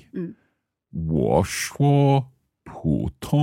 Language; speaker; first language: Chinese; non-native, learner; English